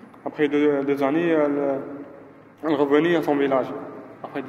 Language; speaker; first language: French; non-native, learner; Arabic